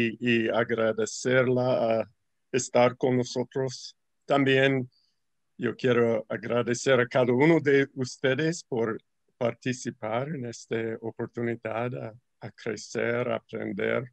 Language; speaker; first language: Spanish; non-native, learner; English